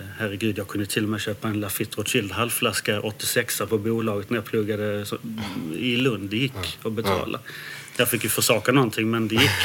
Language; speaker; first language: Swedish; early bilingual, other home language; Danish